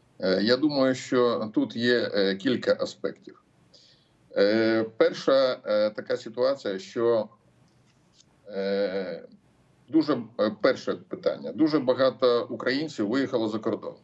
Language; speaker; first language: Ukrainian; non-native, local second language; Russian